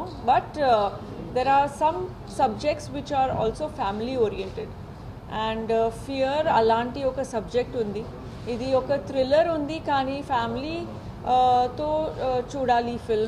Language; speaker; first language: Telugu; non-native, fluent; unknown